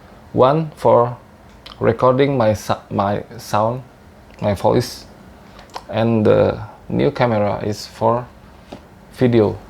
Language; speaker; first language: English; non-native, learner; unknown